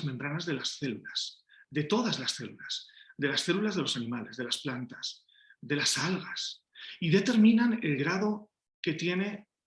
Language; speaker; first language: Spanish; native; Spanish